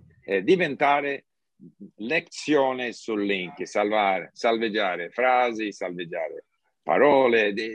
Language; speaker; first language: Italian; non-native, learner; English